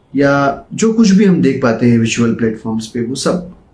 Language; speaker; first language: Hindi; native; Hindi